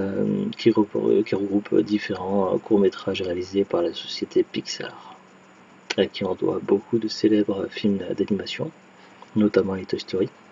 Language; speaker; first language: French; native; French